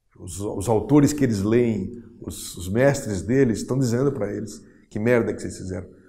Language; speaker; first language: Portuguese; native; Portuguese